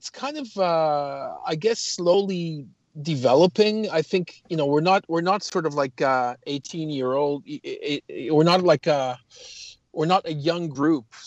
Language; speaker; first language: English; early bilingual, other home language; Portuguese